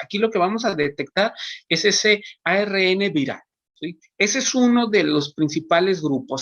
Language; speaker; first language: Spanish; native; Spanish